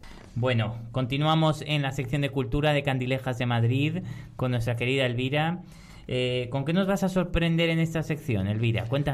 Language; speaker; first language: Spanish; native; Spanish